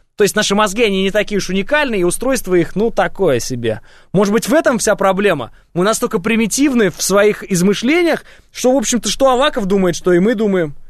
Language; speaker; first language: Russian; native; Russian